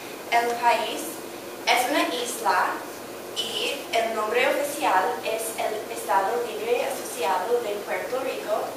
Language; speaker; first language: Spanish; non-native, learner; English